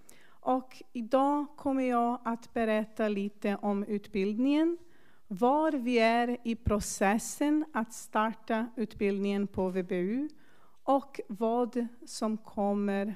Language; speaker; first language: Swedish; non-native, fluent; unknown